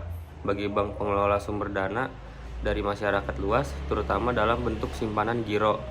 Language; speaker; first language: Indonesian; native; Indonesian